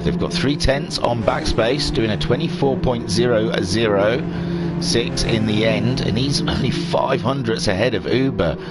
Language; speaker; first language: English; native; English